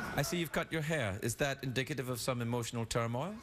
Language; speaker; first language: English; native; English